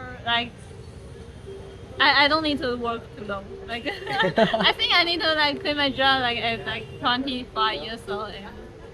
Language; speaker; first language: English; non-native, learner; Chinese